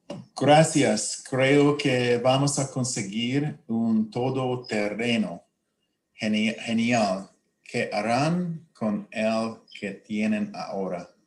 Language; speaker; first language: Spanish; non-native, learner; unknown